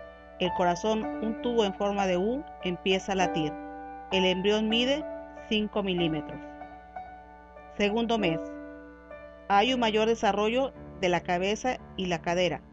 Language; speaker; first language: Spanish; native; Spanish